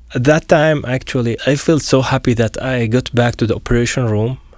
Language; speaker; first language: English; non-native, fluent; Arabic